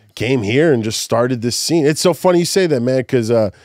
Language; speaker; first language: English; native; English